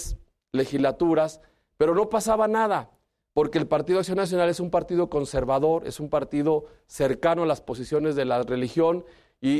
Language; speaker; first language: Spanish; native; Spanish